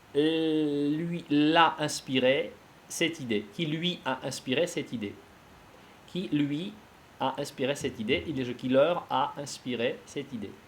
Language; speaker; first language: French; non-native, fluent; Russian